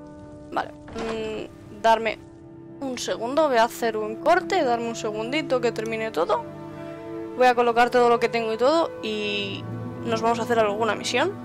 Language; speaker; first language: Spanish; native; Spanish